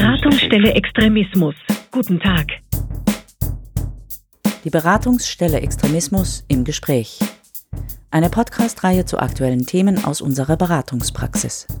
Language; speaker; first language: German; native; German